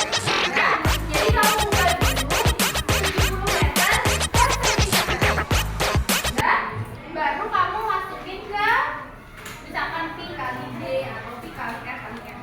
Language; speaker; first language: Indonesian; native; Indonesian